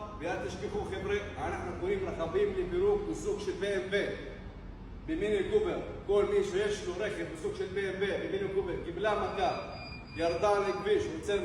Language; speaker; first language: Hebrew; non-native, local second language; Arabic